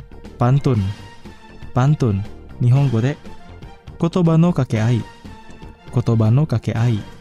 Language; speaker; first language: Japanese; non-native, fluent; Indonesian